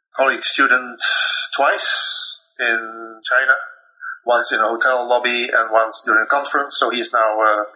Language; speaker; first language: English; non-native, fluent; Dutch